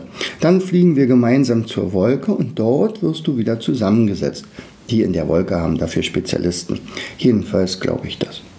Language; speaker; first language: German; native; German